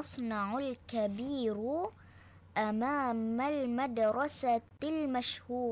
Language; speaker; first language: Arabic; non-native, learner; Malay